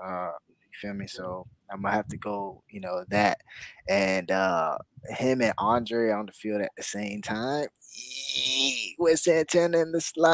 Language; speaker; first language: English; native; English